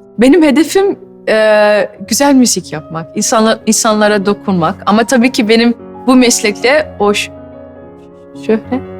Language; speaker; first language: Turkish; early bilingual, heritage; Turkish